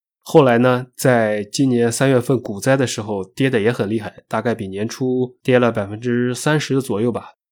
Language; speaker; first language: Chinese; native; Chinese